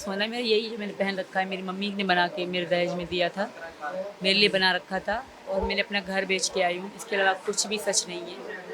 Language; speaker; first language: Urdu; non-native, local second language; Sindhi